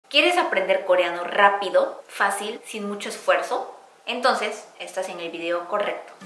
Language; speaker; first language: Spanish; non-native, fluent; Korean